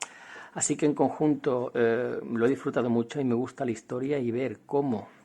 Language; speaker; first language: Spanish; native; Spanish